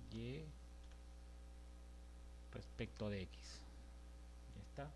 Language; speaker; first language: Spanish; native; Spanish